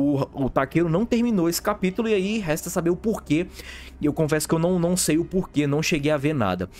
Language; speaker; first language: Portuguese; native; Portuguese